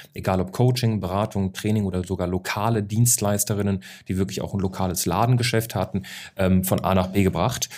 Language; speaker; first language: German; native; German